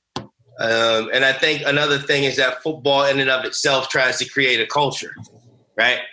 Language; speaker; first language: English; native; English